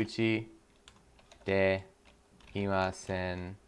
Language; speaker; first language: Japanese; non-native, learner; English